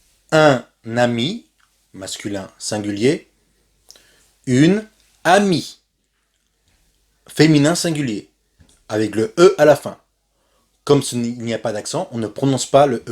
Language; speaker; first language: French; non-native, fluent; Spanish